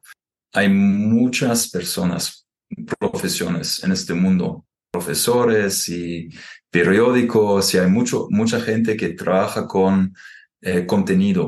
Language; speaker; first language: Spanish; non-native, fluent; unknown